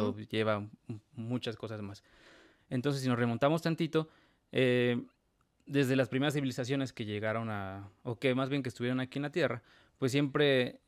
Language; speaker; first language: Spanish; native; Spanish